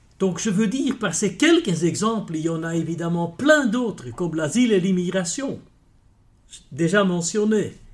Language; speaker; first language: French; non-native, local second language; Dutch